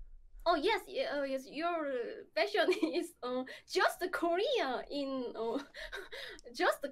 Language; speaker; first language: English; non-native, learner; Korean